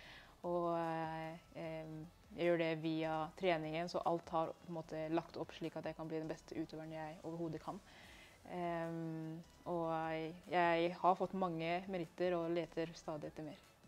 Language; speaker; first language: Norwegian; early bilingual, other home language; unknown